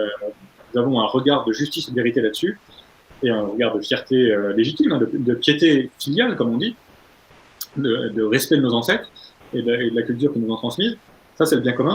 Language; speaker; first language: French; native; French